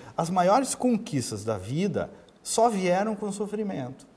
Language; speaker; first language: Portuguese; native; Portuguese